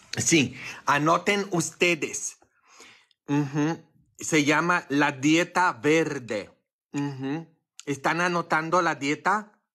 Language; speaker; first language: Spanish; non-native, fluent; Polish